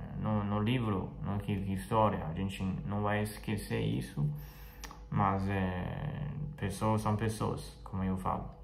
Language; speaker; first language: Portuguese; non-native, fluent; Chinese